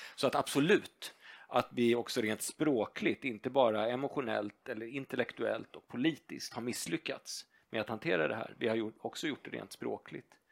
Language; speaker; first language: Swedish; native; Swedish